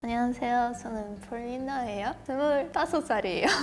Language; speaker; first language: Korean; non-native, learner; Russian